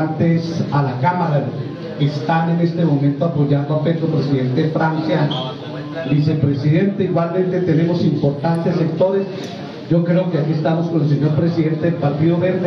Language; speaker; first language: Spanish; native; Spanish